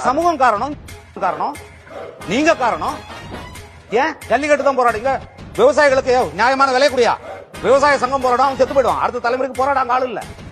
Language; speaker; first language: Tamil; native; Tamil